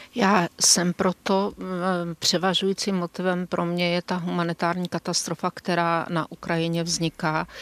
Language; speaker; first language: Czech; native; Czech